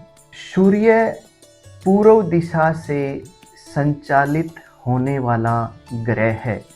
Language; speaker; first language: Hindi; native; Hindi